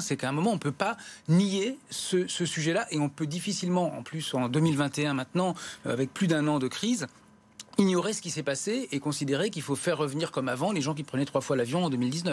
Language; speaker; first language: French; native; French